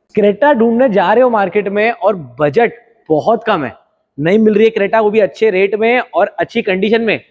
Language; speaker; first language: Hindi; non-native, local second language; Marathi